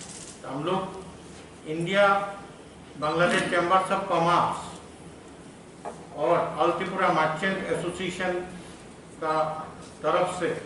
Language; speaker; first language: Hindi; non-native, local second language; Bangla